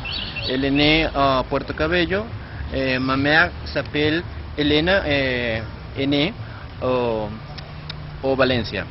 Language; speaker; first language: French; non-native, learner; Spanish